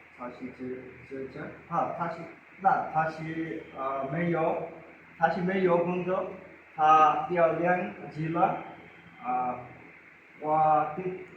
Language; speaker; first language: Chinese; non-native, learner; Bangla